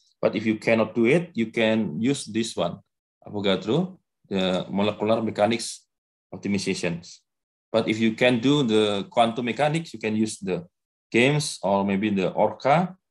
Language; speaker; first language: English; non-native, learner; Indonesian